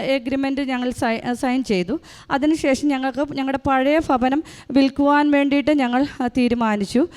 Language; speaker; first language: Malayalam; native; Malayalam